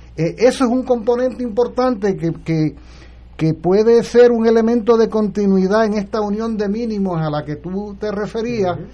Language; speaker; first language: Spanish; native; Spanish